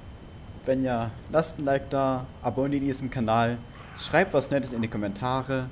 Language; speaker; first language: German; native; German